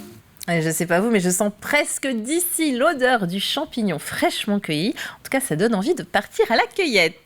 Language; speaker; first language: French; native; French